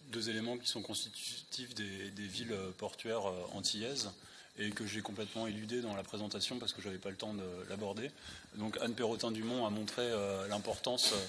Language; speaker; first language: French; native; French